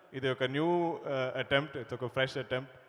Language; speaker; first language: Telugu; non-native, learner; Malayalam